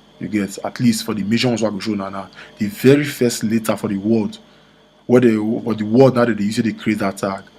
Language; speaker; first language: Nigerian Pidgin; native; Nigerian Pidgin